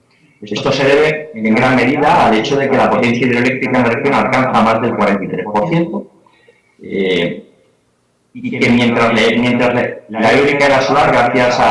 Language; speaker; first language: Spanish; native; Spanish